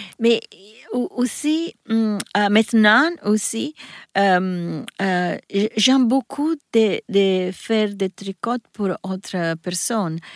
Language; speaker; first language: French; non-native, learner; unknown